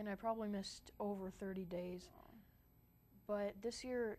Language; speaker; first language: English; native; English